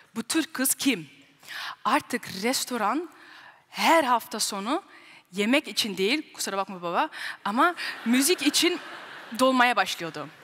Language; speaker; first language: Turkish; early bilingual, heritage; Turkish